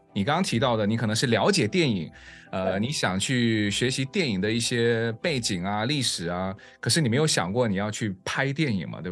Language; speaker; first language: Chinese; native; Chinese